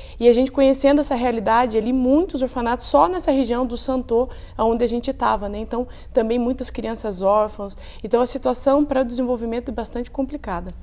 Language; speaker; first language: Portuguese; native; Portuguese